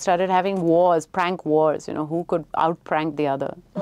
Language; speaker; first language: Hindi; non-native, fluent; English